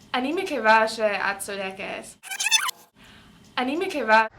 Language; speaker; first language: Hebrew; non-native, learner; English